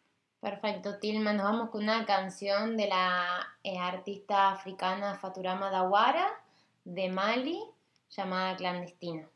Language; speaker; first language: Spanish; native; Spanish